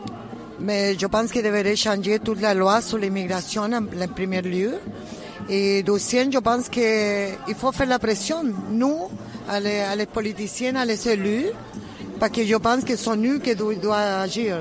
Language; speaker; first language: French; non-native, learner; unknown